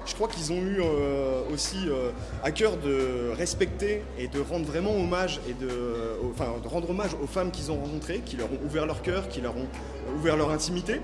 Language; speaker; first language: French; native; French